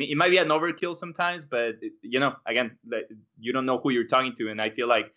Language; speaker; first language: English; non-native, fluent; Spanish